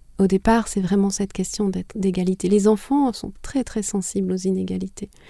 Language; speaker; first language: French; non-native, local second language; Kinyarwanda